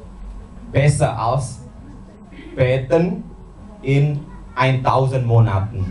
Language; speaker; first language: German; non-native, learner; Indonesian